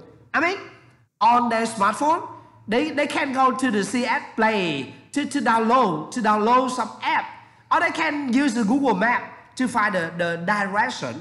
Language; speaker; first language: English; non-native, learner; Vietnamese